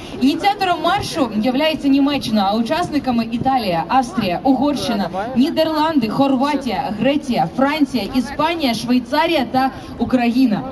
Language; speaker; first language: Ukrainian; native; Ukrainian